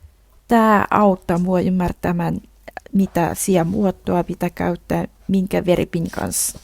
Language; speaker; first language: Finnish; non-native, fluent; Vietnamese